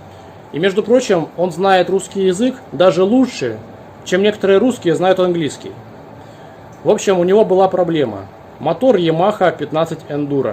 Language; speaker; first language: Russian; native; Russian